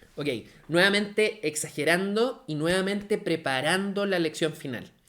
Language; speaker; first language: Spanish; native; Spanish